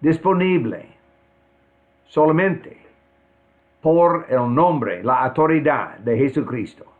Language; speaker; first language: Spanish; non-native, fluent; English